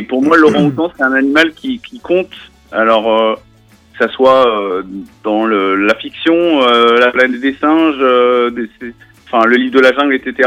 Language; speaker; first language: French; native; French